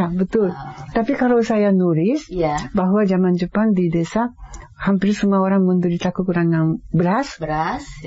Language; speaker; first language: Indonesian; non-native, fluent; Japanese